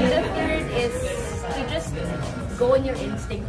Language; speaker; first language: English; non-native, local second language; Cebuano